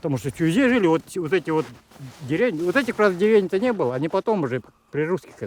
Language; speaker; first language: Russian; native; Russian